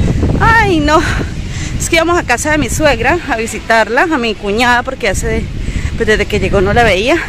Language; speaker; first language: Spanish; native; Spanish